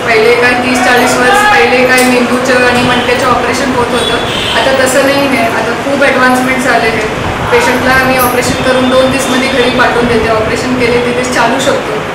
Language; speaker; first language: Marathi; non-native, learner; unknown